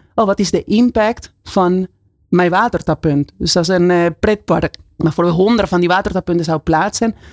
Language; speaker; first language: Dutch; non-native, fluent; Spanish